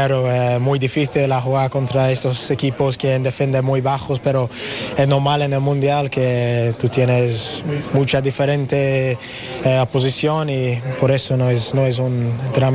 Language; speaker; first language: Spanish; non-native, learner; English